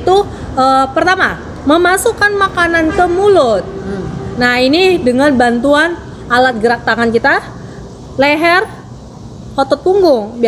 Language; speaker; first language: Indonesian; native; Indonesian